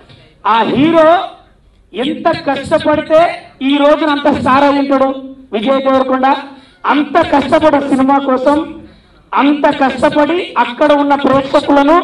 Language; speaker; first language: Telugu; native; Telugu